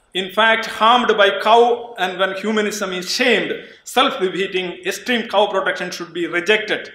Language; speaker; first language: English; non-native, local second language; Malayalam